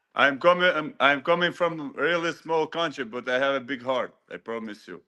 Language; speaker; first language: English; non-native, learner; Albanian